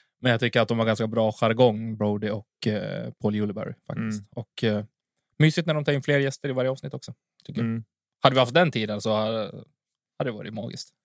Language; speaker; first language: Swedish; native; Swedish